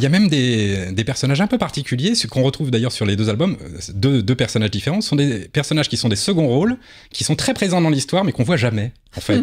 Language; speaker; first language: French; native; French